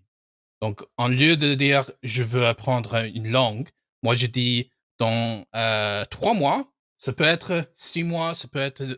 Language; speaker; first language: French; non-native, fluent; English